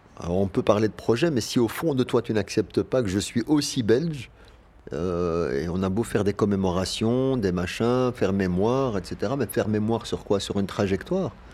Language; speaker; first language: French; early bilingual, other home language; Arabic